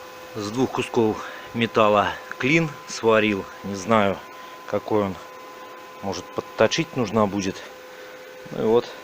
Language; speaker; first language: Russian; native; Russian